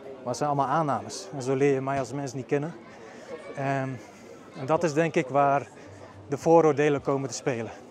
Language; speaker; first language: Dutch; early bilingual, other home language; Bosnian